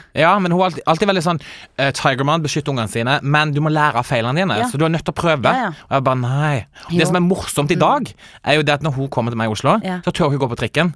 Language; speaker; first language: Norwegian; native; Norwegian